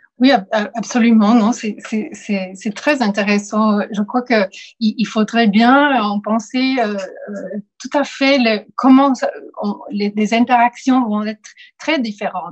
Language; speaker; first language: French; non-native, fluent; Spanish